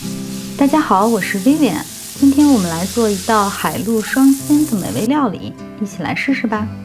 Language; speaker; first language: Chinese; native; Chinese